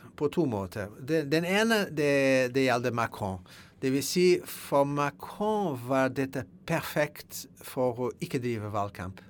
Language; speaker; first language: Norwegian; non-native, fluent; French